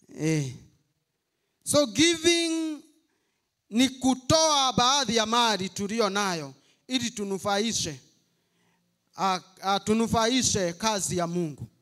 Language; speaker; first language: Swahili; non-native, local second language; Kikuyu